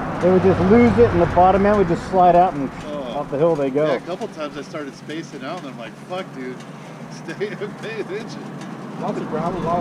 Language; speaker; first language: English; native; English